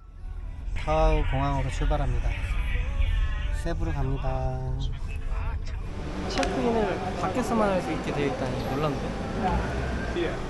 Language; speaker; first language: Korean; native; Korean